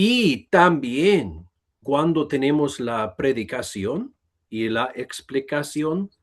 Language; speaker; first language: Spanish; non-native, learner; English